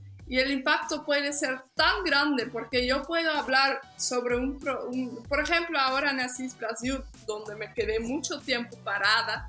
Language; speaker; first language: Spanish; non-native, fluent; Dutch